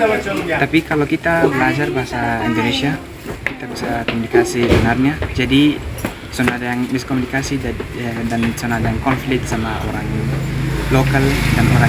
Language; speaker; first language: Indonesian; non-native, learner; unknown